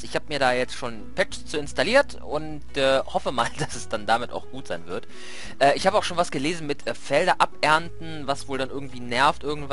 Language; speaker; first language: German; native; German